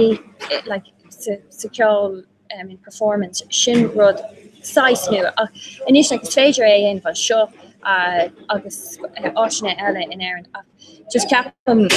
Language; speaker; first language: Irish; non-native, local second language; English